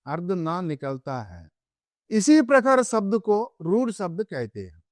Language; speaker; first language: Hindi; non-native, local second language; Telugu